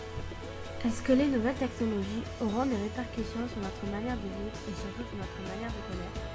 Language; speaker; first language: French; native; French